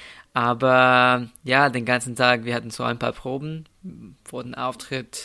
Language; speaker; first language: German; non-native, fluent; Slovenian